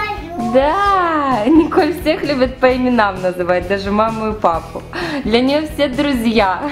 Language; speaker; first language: Russian; native; Russian